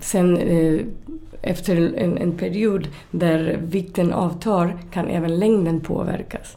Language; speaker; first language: Swedish; non-native, fluent; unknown